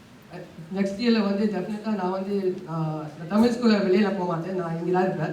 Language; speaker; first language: Tamil; early bilingual, heritage; Tamil